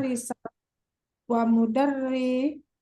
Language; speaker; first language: Arabic; non-native, learner; Indonesian